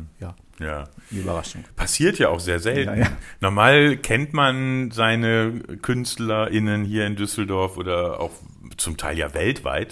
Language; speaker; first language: German; native; German